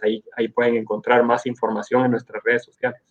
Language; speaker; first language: Spanish; native; Spanish